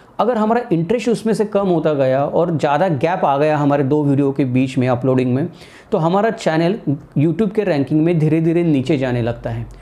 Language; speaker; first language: Hindi; non-native, local second language; Marathi